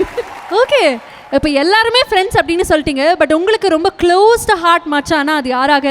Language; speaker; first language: Tamil; native; Tamil